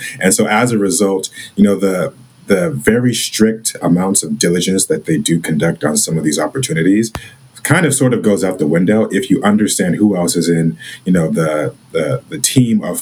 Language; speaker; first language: English; native; English